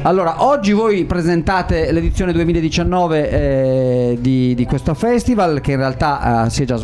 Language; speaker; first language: Italian; native; Italian